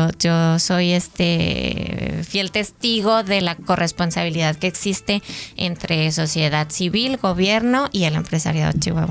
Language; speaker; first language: Spanish; native; Spanish